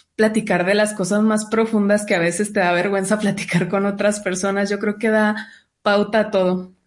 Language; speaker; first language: Spanish; native; Spanish